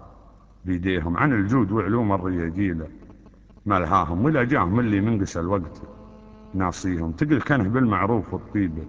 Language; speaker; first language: Arabic; native; Arabic